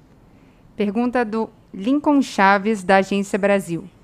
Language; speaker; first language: Portuguese; native; Portuguese